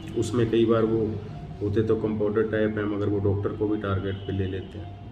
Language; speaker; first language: Hindi; non-native, local second language; Punjabi